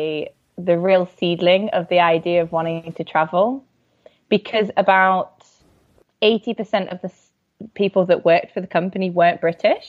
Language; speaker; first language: English; native; English